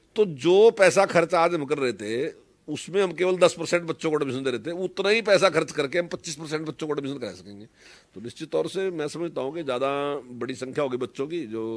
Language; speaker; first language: Hindi; native; Hindi